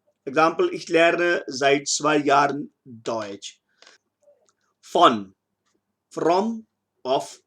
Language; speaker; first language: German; non-native, fluent; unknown